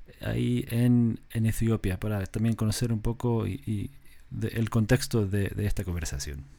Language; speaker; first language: Spanish; non-native, fluent; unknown